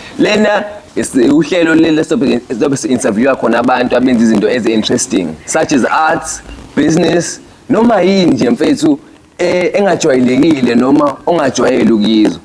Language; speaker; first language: Zulu; native; Zulu